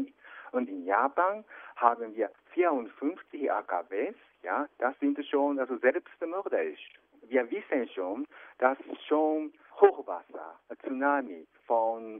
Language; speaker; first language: German; non-native, fluent; Japanese